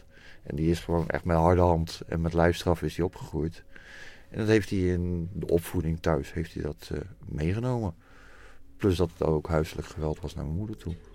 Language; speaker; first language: Dutch; native; Dutch